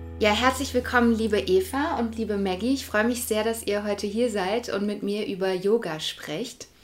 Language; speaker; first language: German; native; German